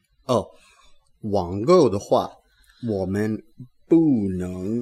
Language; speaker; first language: Chinese; non-native, learner; English